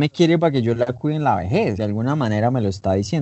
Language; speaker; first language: Spanish; native; Spanish